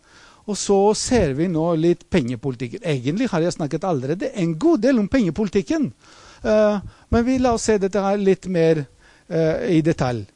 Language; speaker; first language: Norwegian; non-native, fluent; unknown